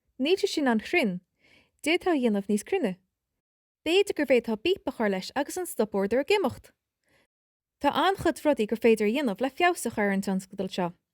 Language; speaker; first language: Irish; native; Irish